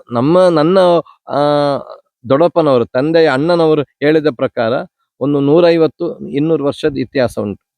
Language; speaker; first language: Kannada; non-native, local second language; Tulu